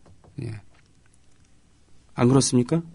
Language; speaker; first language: Korean; native; Korean